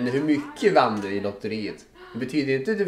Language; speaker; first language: Swedish; native; Swedish